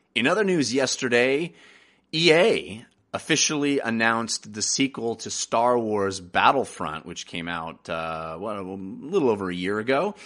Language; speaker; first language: English; native; English